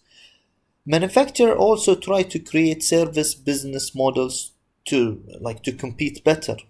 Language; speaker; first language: English; non-native, fluent; Arabic